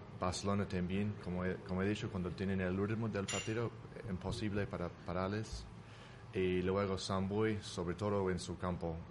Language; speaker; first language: Spanish; non-native, fluent; English